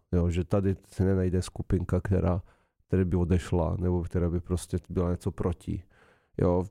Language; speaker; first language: Czech; non-native, fluent; Serbian